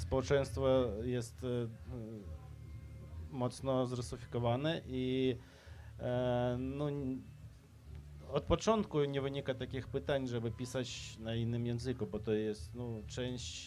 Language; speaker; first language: Polish; non-native, fluent; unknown